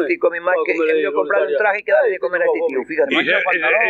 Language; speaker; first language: Spanish; non-native, local second language; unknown